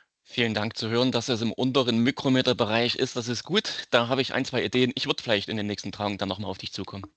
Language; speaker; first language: German; native; German